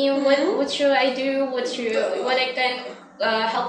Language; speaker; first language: English; non-native, learner; Indonesian